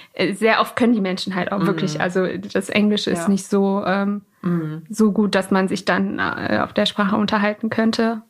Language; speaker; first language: German; early bilingual, other home language; Persian